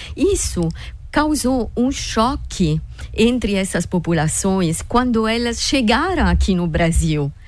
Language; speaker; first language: Portuguese; non-native, fluent; Italian